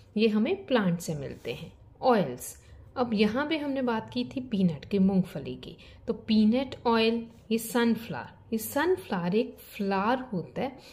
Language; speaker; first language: Hindi; native; Hindi